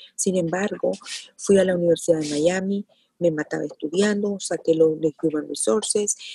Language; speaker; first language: Spanish; native; Spanish